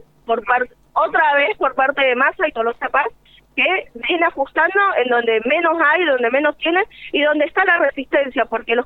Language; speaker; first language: Spanish; native; Spanish